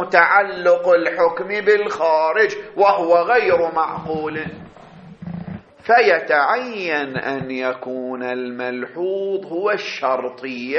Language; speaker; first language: Arabic; native; Arabic